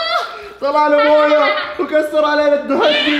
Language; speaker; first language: Arabic; native; Arabic